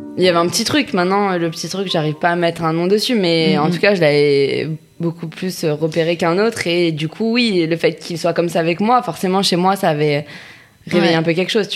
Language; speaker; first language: French; native; French